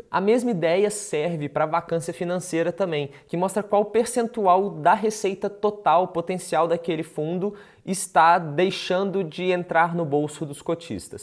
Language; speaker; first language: Portuguese; native; Portuguese